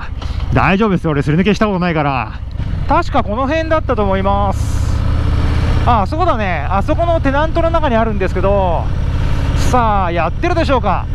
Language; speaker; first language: Japanese; native; Japanese